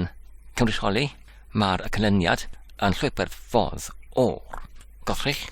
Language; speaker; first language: Welsh; non-native, learner; English